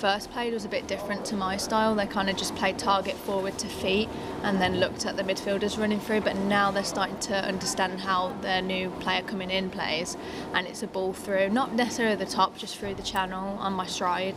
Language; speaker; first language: English; native; English